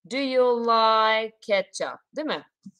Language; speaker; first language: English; non-native, fluent; Turkish